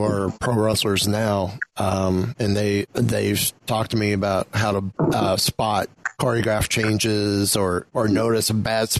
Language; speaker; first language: English; native; English